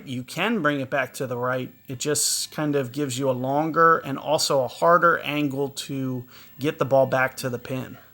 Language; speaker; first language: English; native; English